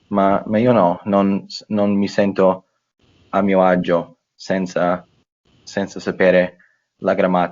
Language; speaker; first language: Italian; non-native, fluent; English